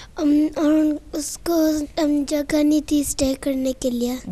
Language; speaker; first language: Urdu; early bilingual, heritage; Urdu